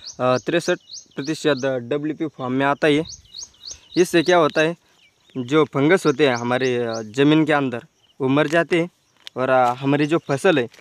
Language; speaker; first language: Hindi; non-native, local second language; Marathi